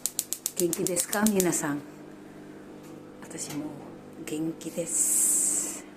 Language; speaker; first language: Japanese; non-native, learner; Filipino